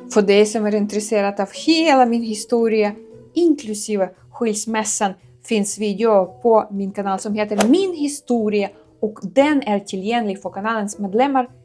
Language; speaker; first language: Swedish; non-native, fluent; Ukrainian